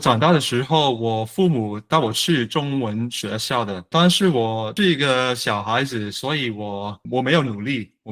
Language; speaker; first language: Chinese; non-native, learner; English